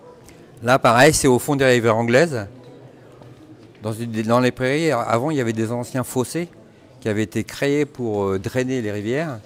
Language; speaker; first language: French; native; French